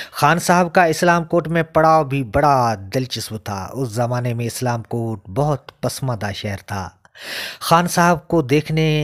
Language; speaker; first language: Urdu; non-native, local second language; Sindhi